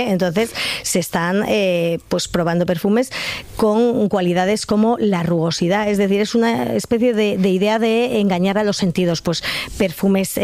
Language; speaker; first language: Spanish; native; Spanish